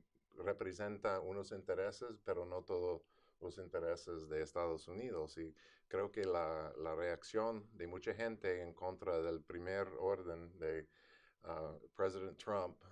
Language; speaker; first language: Spanish; non-native, fluent; English